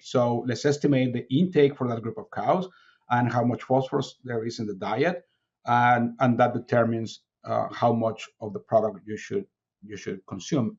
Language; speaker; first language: English; non-native, fluent; Spanish